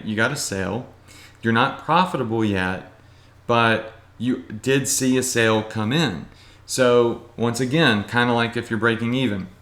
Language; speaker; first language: English; native; English